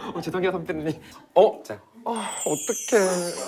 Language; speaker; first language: Korean; native; Korean